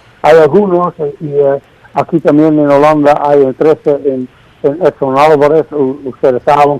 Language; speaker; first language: Spanish; non-native, fluent; Dutch